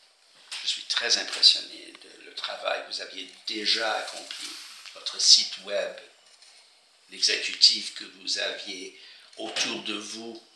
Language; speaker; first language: French; non-native, fluent; English